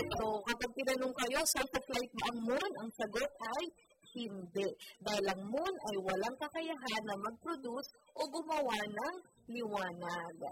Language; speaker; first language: Filipino; native; Filipino